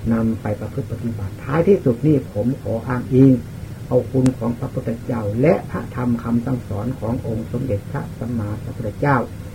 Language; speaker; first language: Thai; non-native, local second language; Lao